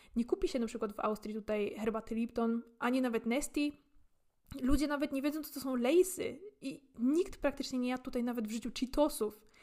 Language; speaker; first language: Polish; native; Polish